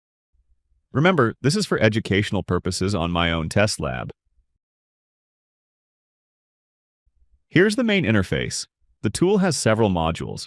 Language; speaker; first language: English; non-native, fluent; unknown